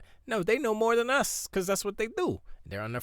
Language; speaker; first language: English; native; English